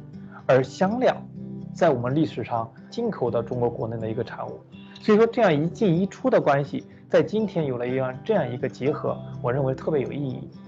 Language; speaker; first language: Chinese; native; Chinese